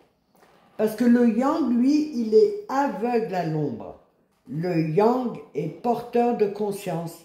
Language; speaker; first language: French; native; French